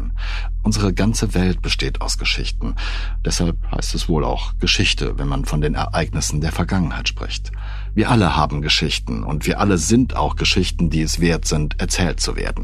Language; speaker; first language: German; native; German